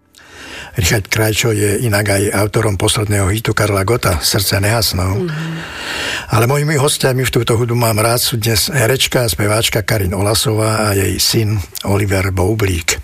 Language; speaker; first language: Slovak; native; Slovak